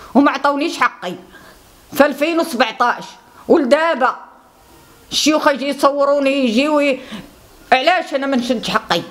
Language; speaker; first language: Arabic; native; Arabic